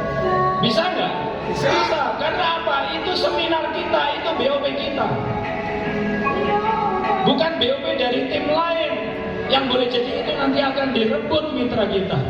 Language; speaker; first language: Indonesian; native; Indonesian